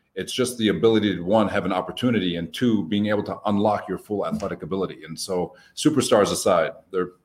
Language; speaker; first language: English; native; English